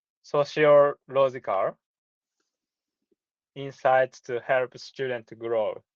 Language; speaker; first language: English; non-native, learner; Japanese